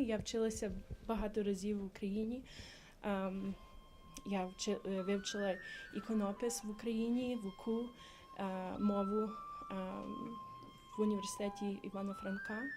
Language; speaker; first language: Ukrainian; early bilingual, heritage; English